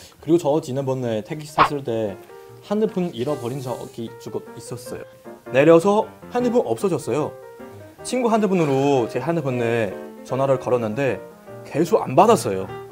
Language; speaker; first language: Korean; non-native, fluent; Chinese